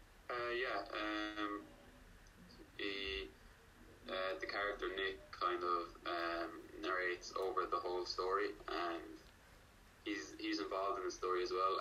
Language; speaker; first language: English; native; English